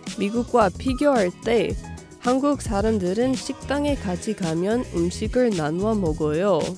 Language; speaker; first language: Korean; non-native, fluent; English